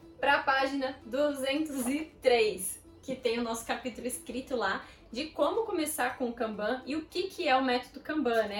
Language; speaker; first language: Portuguese; native; Portuguese